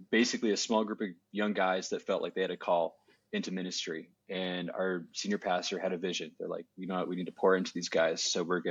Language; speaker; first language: English; native; English